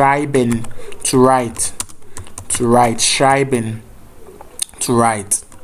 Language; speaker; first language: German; non-native, fluent; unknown